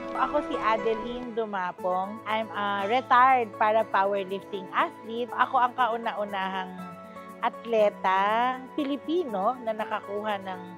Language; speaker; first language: Filipino; non-native, local second language; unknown